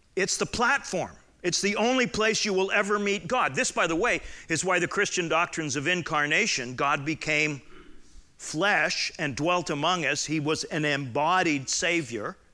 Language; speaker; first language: English; native; English